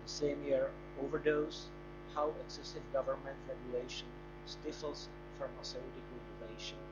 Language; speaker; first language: English; non-native, fluent; Czech